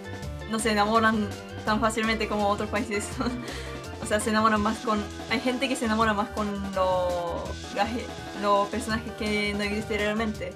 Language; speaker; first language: Spanish; non-native, fluent; Japanese